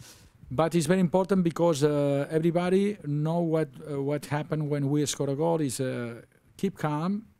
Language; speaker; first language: English; non-native, learner; Spanish